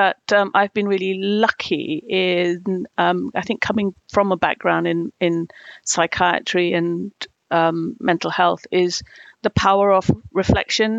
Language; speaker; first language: English; non-native, local second language; Tamil